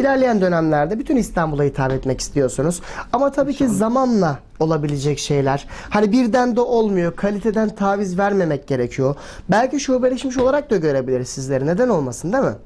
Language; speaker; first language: Turkish; native; Turkish